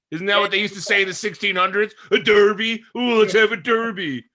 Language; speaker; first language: English; native; English